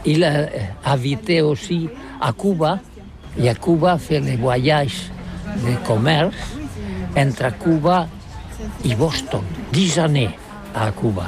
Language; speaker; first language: French; non-native, learner; Catalan